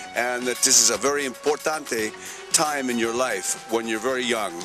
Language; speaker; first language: English; native; English